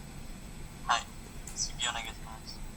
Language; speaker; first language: Japanese; non-native, learner; Indonesian